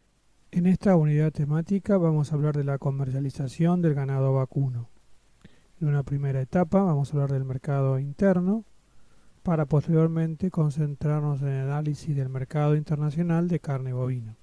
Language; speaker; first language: Spanish; native; Spanish